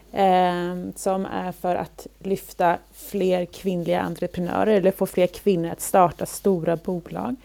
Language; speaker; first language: Swedish; native; Swedish